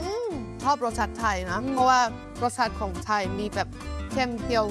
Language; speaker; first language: Thai; non-native, fluent; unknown